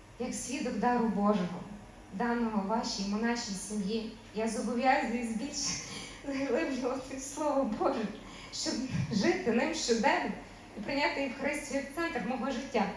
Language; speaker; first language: Ukrainian; native; Ukrainian